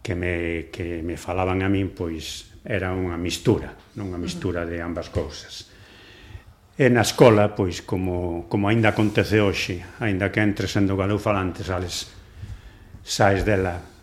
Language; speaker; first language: Galician; non-native, local second language; Spanish